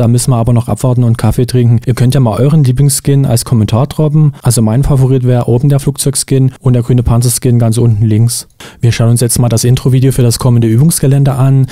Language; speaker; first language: German; native; German